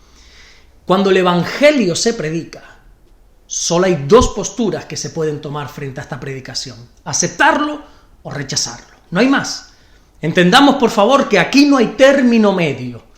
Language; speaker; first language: Spanish; native; Spanish